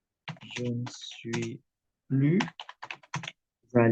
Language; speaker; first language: French; non-native, fluent; Indonesian